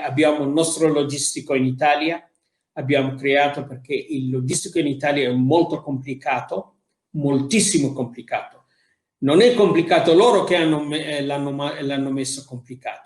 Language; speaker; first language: Italian; non-native, fluent; Arabic